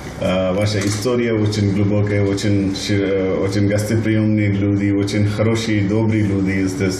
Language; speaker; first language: Russian; non-native, learner; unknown